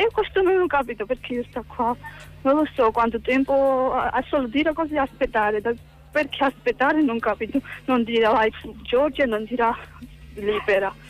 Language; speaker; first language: Italian; non-native, learner; Georgian